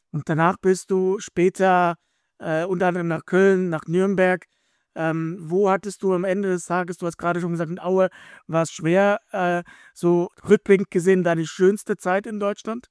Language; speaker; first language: German; native; German